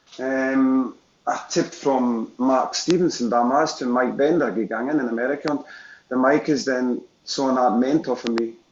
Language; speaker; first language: German; non-native, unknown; English